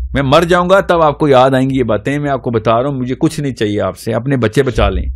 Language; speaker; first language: Urdu; native; Urdu